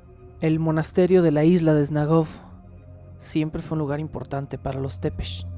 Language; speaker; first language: Spanish; native; Spanish